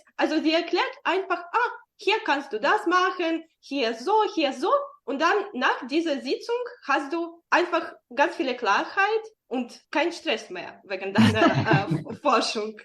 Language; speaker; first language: German; non-native, fluent; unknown